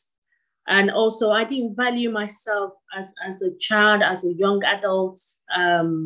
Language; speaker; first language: English; non-native, local second language; Yoruba